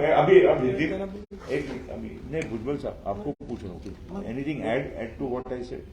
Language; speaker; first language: Hindi; non-native, local second language; Marathi